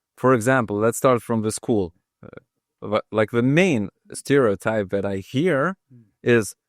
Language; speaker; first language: English; non-native, fluent; Lithuanian